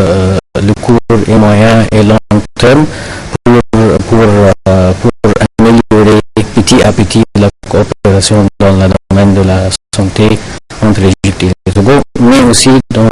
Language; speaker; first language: French; non-native, fluent; Arabic